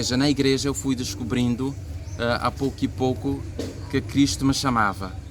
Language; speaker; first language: Portuguese; non-native, local second language; Kabuverdianu